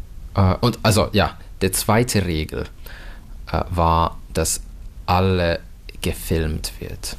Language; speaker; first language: German; non-native, fluent; Finnish